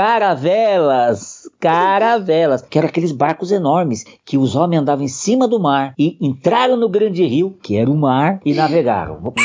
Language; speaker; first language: Portuguese; native; Portuguese